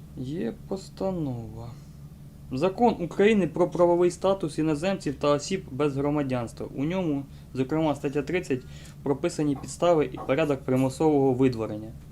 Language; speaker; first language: Ukrainian; non-native, local second language; Russian